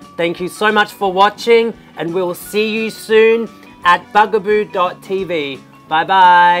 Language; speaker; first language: English; native; English